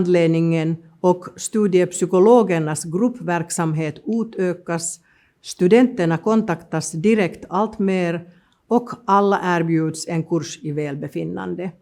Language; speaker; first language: Swedish; non-native, local second language; Finnish